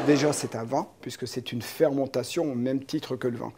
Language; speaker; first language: French; native; French